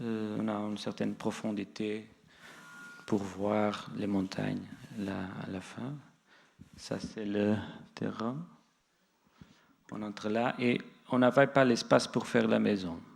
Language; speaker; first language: French; non-native, fluent; Portuguese